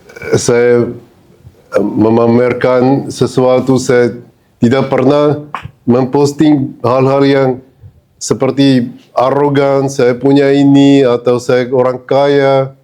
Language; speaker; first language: Indonesian; non-native, fluent; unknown